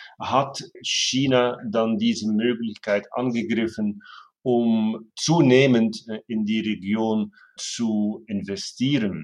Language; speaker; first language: German; non-native, fluent; Dutch